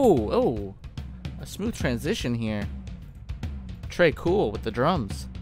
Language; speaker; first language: English; native; English